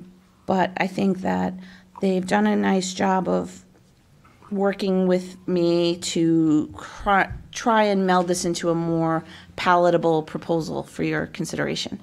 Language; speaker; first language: English; native; English